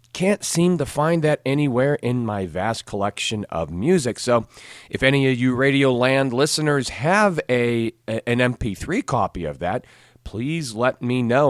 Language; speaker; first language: English; native; English